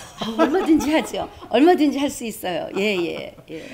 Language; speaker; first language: Korean; native; Korean